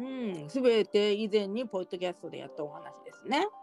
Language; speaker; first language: Japanese; native; Japanese